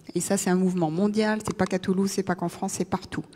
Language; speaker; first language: French; native; French